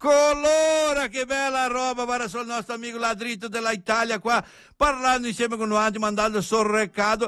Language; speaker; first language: Italian; early bilingual, heritage; Venetian